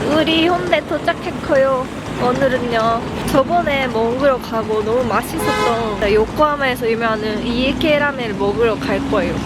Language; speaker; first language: Korean; non-native, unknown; Japanese